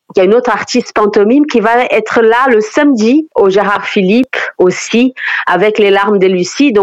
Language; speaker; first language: French; non-native, fluent; Portuguese